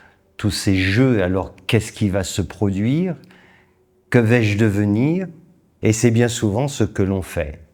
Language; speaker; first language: French; native; French